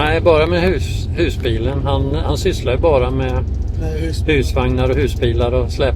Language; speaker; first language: Swedish; native; Swedish